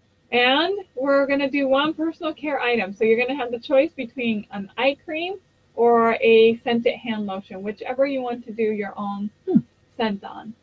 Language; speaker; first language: English; non-native, fluent; Japanese